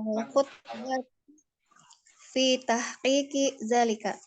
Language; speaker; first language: Arabic; non-native, learner; Indonesian